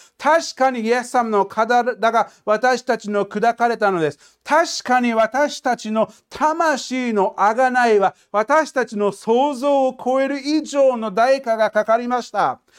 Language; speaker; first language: Japanese; non-native, fluent; English